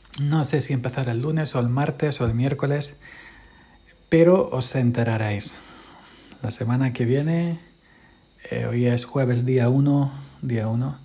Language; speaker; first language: Spanish; native; Spanish